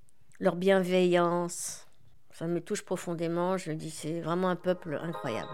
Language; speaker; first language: French; native; French